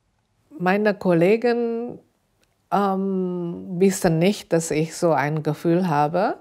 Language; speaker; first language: German; non-native, fluent; Indonesian